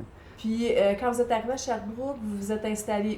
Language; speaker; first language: French; native; French